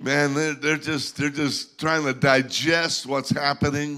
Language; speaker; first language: English; native; English